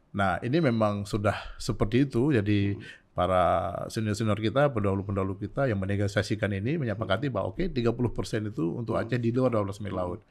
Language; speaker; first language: Indonesian; native; Indonesian